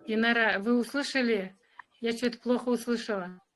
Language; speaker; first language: Russian; non-native, local second language; Kazakh